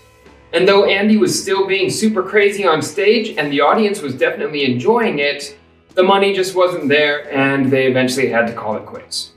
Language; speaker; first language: English; native; English